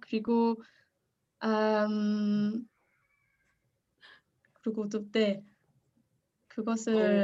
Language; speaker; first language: Korean; non-native, learner; French